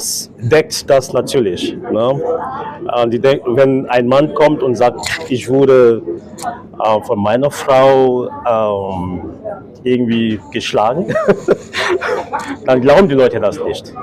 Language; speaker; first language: German; non-native, fluent; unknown